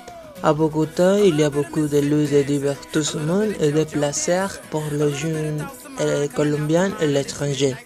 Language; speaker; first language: French; non-native, learner; Spanish